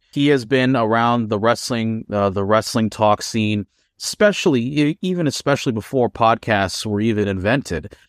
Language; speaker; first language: English; non-native, local second language; Filipino